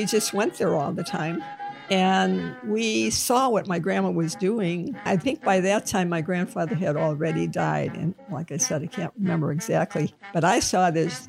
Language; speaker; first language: English; native; English